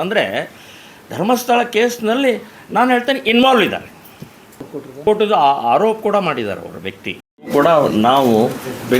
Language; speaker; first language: Kannada; native; Kannada